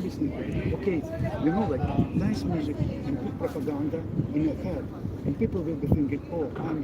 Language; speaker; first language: English; non-native, learner; Ukrainian